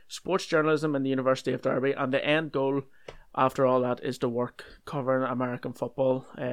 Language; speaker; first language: English; native; English